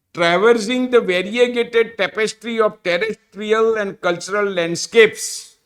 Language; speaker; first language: English; non-native, local second language; Gujarati